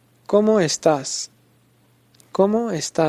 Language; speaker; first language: Spanish; non-native, fluent; Urdu